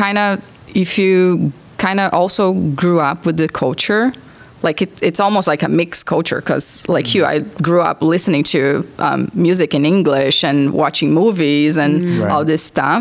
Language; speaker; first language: English; non-native, fluent; Portuguese